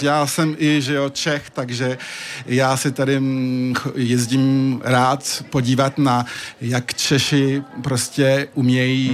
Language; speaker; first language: Czech; early bilingual, heritage; French